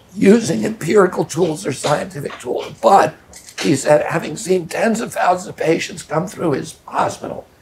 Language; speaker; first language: English; native; English